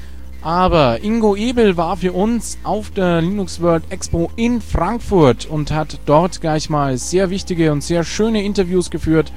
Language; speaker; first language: German; native; German